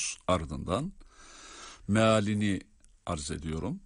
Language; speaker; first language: Turkish; native; Turkish